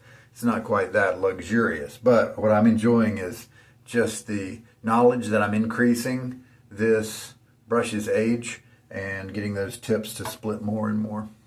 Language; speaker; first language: English; native; English